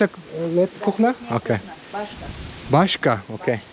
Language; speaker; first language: Russian; non-native, learner; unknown